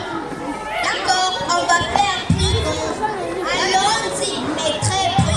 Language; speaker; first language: French; non-native, learner; Kinyarwanda